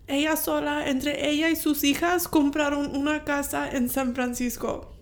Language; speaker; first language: Spanish; early bilingual, heritage; Spanish